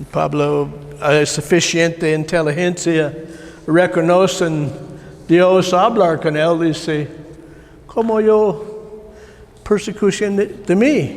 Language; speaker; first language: Spanish; non-native, learner; English